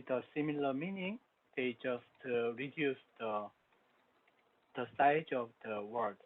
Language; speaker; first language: English; non-native, learner; Korean